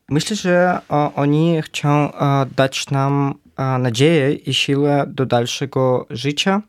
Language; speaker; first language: Polish; non-native, learner; Ukrainian